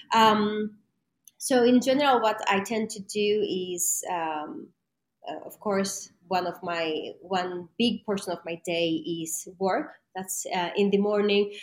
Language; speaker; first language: English; non-native, fluent; Greek